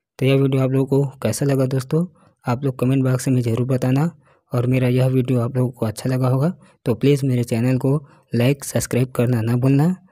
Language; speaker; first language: Hindi; native; Hindi